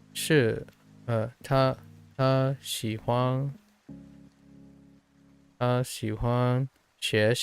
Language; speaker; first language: Chinese; non-native, learner; English